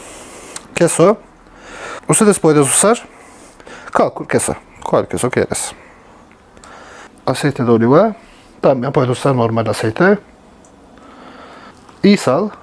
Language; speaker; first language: Spanish; non-native, learner; Turkish